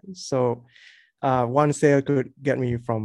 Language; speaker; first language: English; non-native, local second language; Malay